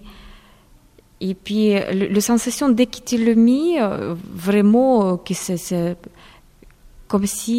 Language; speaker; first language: French; non-native, fluent; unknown